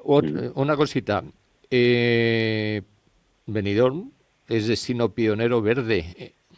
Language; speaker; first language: Spanish; native; Spanish